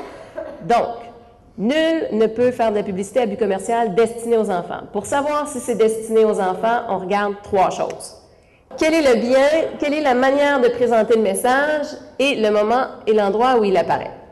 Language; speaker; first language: French; native; French